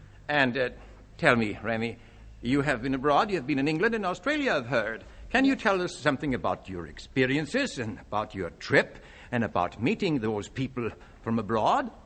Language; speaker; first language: English; non-native, fluent; Dutch